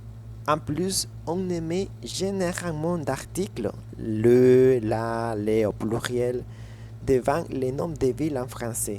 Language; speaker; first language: French; non-native, fluent; Spanish